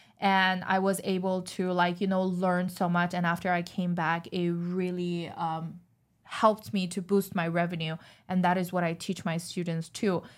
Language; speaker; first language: English; non-native, fluent; Chinese